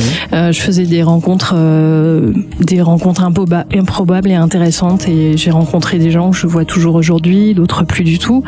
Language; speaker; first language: French; native; French